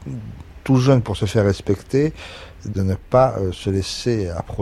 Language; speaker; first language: French; native; French